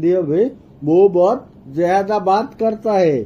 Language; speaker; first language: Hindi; non-native, fluent; Bangla